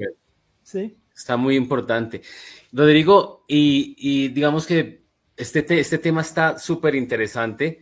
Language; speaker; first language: Spanish; native; Spanish